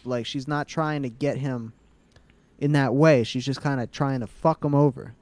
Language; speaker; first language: English; native; English